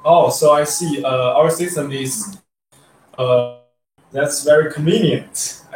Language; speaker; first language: English; non-native, learner; Chinese